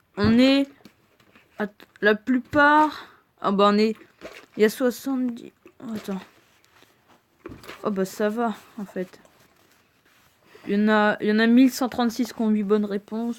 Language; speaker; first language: French; native; French